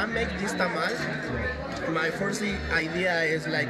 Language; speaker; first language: English; non-native, learner; Spanish